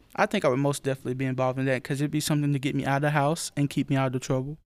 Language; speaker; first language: English; native; English